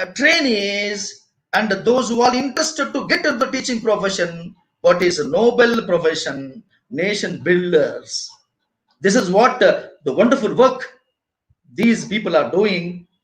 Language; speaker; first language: English; non-native, local second language; Kannada